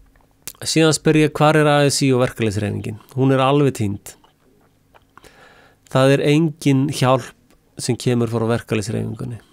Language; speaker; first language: Icelandic; native; Icelandic